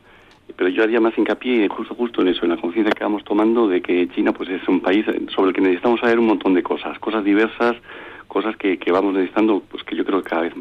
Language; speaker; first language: Spanish; native; Spanish